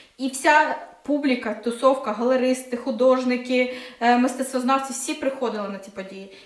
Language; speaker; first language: Ukrainian; non-native, local second language; Russian